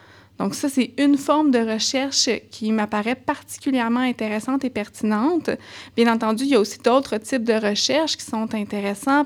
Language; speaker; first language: French; native; French